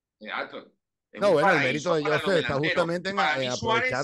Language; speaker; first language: Spanish; native; Spanish